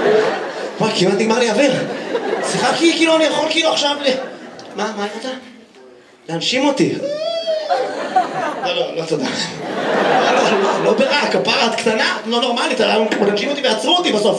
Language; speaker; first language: Hebrew; native; Hebrew